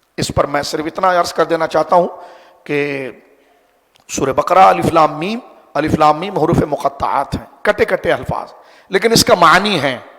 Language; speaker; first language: Urdu; native; Urdu